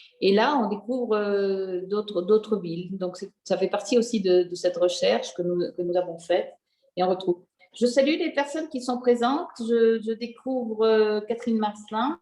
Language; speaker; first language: French; native; French